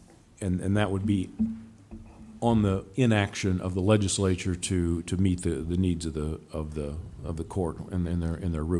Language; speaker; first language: English; native; English